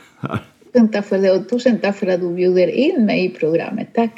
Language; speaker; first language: Swedish; non-native, fluent; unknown